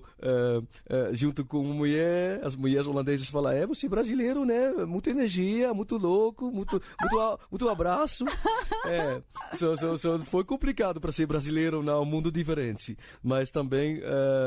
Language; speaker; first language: Portuguese; non-native, learner; Dutch